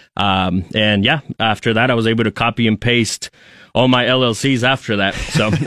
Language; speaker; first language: English; early bilingual, other home language; Spanish